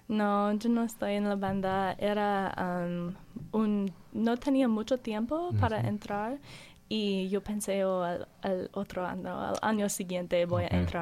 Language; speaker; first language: Spanish; non-native, learner; English